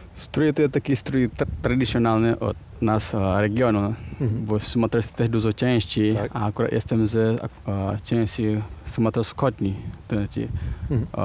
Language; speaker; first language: Polish; non-native, learner; Minangkabau